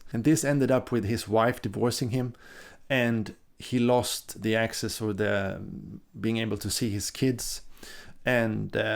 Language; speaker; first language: English; non-native, fluent; Swedish